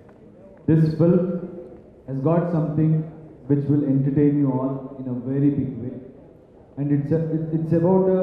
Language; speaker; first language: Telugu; non-native, learner; Kannada